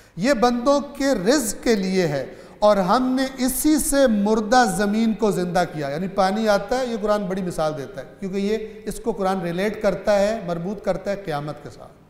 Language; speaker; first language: Urdu; non-native, local second language; Punjabi